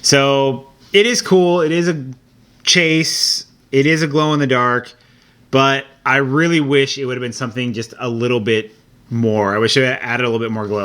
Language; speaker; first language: English; native; English